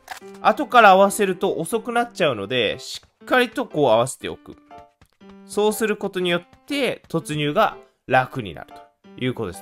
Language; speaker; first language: Japanese; native; Japanese